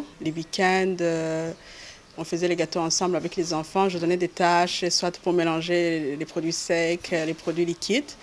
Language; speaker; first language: French; non-native, local second language; Rundi